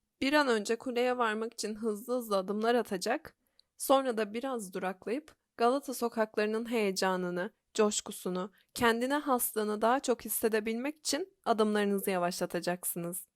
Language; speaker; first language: Turkish; native; Turkish